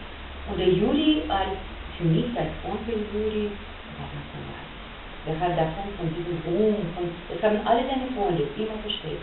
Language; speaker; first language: German; non-native, fluent; Russian